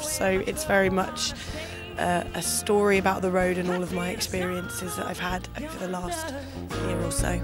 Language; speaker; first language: English; native; English